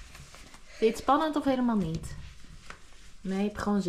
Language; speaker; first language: Dutch; native; Dutch